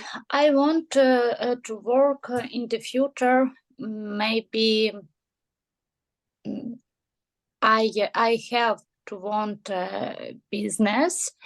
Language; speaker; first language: English; non-native, learner; Ukrainian